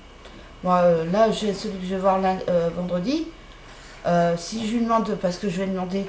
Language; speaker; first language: French; native; French